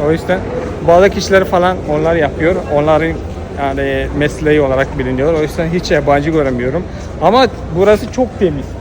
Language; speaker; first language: Turkish; non-native, fluent; Malayalam